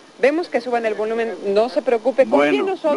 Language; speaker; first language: Spanish; native; Spanish